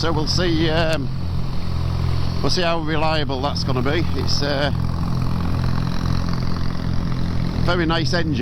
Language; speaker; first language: English; native; English